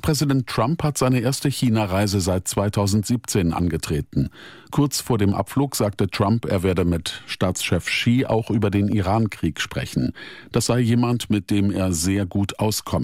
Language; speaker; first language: German; native; German